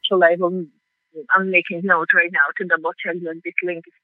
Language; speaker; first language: English; non-native, fluent; Russian